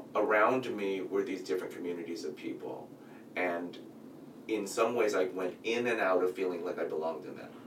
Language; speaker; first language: English; native; English